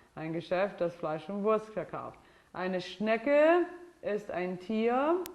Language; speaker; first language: German; non-native, fluent; English